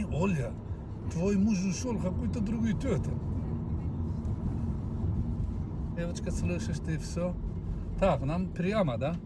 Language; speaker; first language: Russian; non-native, learner; Turkish